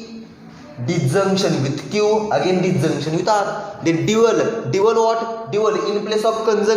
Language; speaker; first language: English; non-native, local second language; Marathi